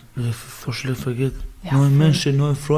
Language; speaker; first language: German; non-native, learner; Baluchi